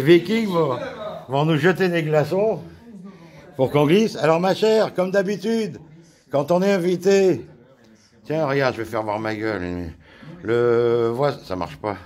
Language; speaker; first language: French; native; French